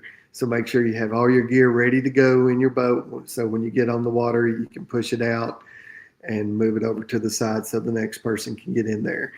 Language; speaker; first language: English; native; English